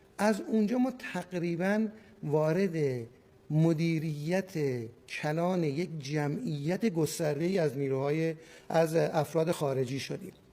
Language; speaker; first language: Persian; native; Persian